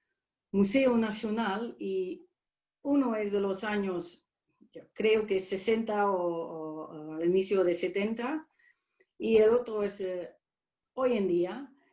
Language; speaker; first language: Spanish; non-native, fluent; Dutch